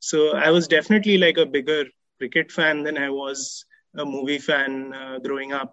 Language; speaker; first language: English; non-native, local second language; Hindi